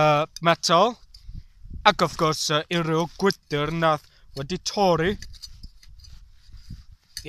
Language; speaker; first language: Welsh; non-native, learner; English